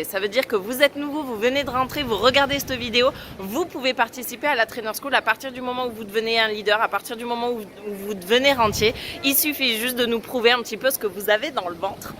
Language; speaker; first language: French; native; French